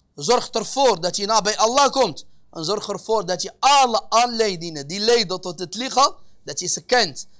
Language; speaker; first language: Dutch; early bilingual, other home language; Arabic